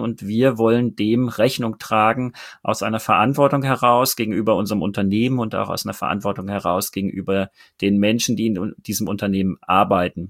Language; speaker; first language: German; native; German